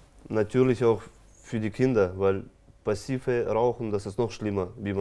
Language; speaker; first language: German; non-native, fluent; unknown